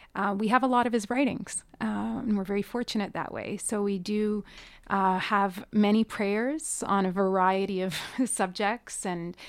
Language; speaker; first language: English; early bilingual, other home language; Persian